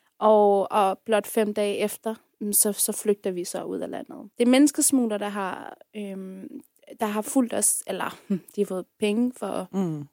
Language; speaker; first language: Danish; early bilingual, other home language; Persian